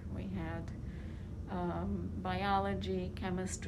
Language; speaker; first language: English; non-native, fluent; Romanian